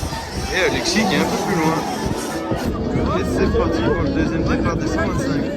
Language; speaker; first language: French; native; French